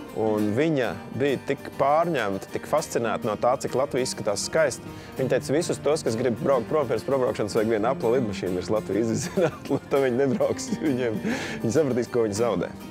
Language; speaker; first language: Latvian; native; Latvian